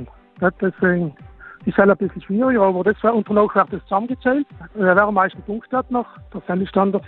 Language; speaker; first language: German; native; German